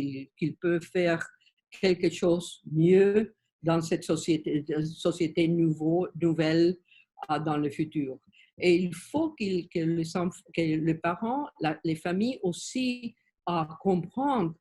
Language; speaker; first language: French; non-native, learner; Spanish